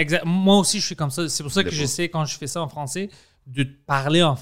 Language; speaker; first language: French; non-native, local second language; English